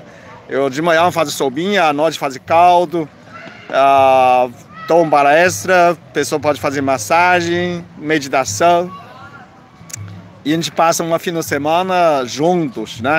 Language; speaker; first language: Portuguese; non-native, fluent; Chinese